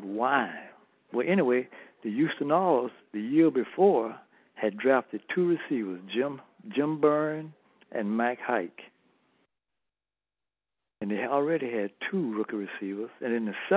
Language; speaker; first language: English; native; English